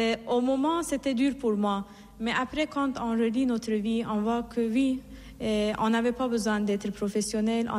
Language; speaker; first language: French; non-native, fluent; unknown